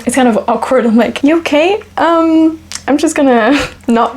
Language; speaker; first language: English; non-native, fluent; French